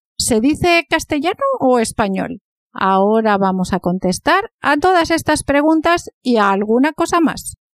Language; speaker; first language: Spanish; native; Spanish